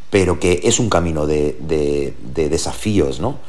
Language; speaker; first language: Spanish; early bilingual, heritage; German